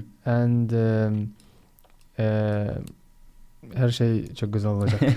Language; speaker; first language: Turkish; non-native, learner; Arabic